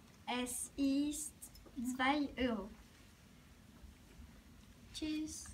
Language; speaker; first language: German; non-native, learner; French